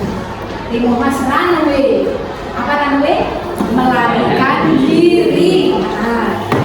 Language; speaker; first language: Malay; non-native, local second language; Javanese